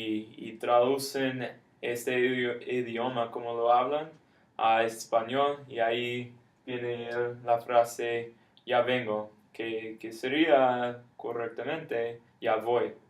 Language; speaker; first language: Spanish; non-native, fluent; English